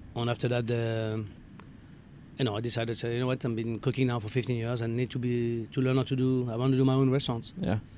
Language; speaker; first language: English; non-native, fluent; French